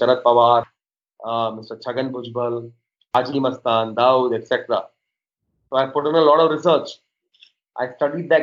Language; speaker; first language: English; non-native, local second language; Hindi